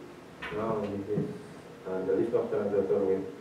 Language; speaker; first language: English; non-native, learner; Indonesian